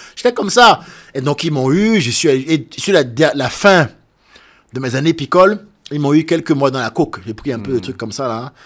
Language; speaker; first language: French; native; French